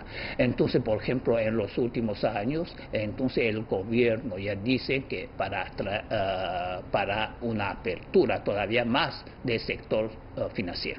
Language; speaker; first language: Spanish; non-native, fluent; Chinese